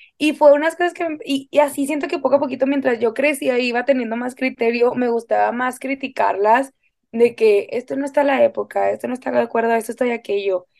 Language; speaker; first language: Spanish; native; Spanish